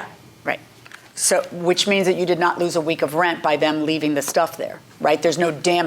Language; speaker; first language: English; native; English